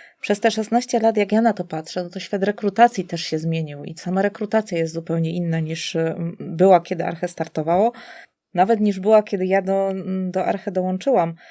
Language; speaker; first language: Polish; native; Polish